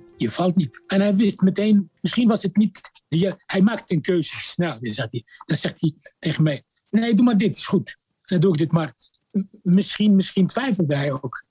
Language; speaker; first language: Dutch; non-native, fluent; Arabic